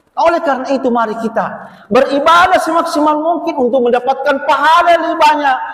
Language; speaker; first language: Malay; non-native, local second language; Buginese